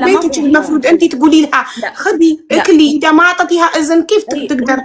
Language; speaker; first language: Arabic; non-native, fluent; Amharic